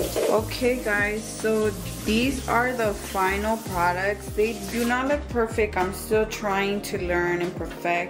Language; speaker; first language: English; early bilingual, other home language; Spanish